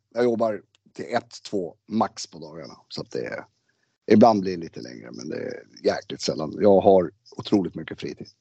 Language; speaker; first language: Swedish; native; Swedish